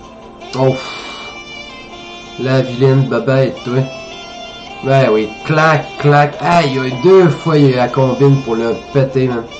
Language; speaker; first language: French; native; French